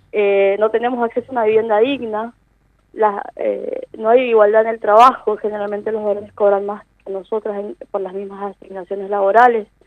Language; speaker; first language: Spanish; native; Spanish